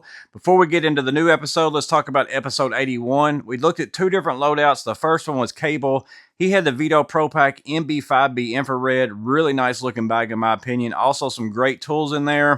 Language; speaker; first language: English; native; English